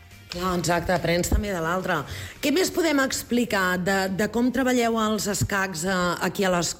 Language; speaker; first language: Catalan; native; Catalan